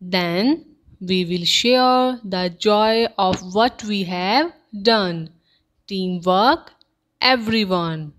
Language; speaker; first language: English; non-native, local second language; Punjabi